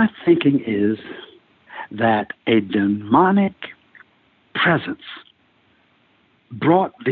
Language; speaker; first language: English; native; English